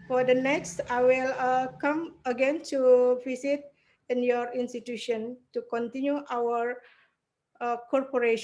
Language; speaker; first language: English; non-native, learner; Indonesian